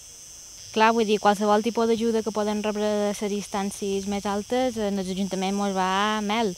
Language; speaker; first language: Catalan; native; Catalan